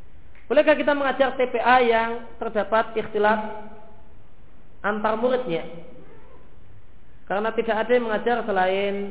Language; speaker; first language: Indonesian; native; Indonesian